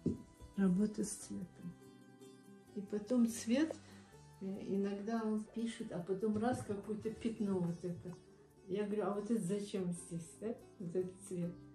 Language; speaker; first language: Russian; non-native, local second language; Tajik